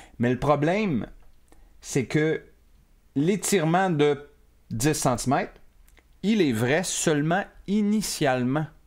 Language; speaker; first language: French; native; French